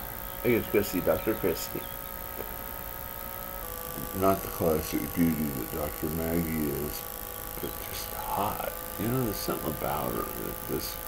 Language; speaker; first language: English; native; English